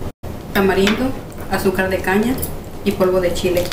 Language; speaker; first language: Spanish; native; Spanish